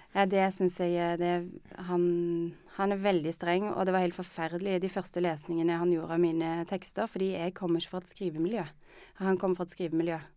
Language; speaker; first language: Norwegian; native; Norwegian